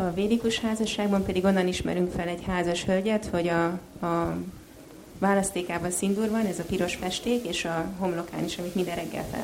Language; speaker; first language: Hungarian; native; Hungarian